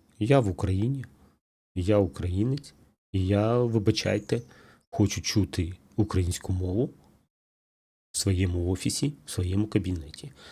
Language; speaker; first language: Ukrainian; non-native, local second language; Russian